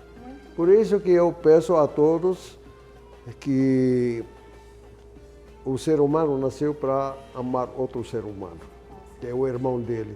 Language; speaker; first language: Portuguese; non-native, fluent; Arabic